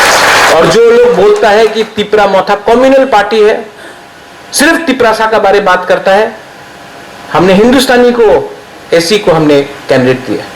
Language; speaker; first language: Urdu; non-native, local second language; Kok Borok